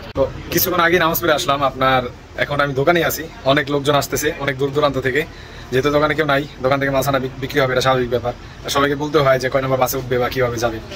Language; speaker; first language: Bangla; native; Bangla